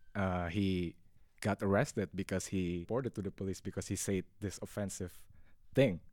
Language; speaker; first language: English; non-native, fluent; Indonesian